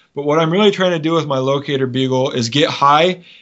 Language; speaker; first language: English; native; English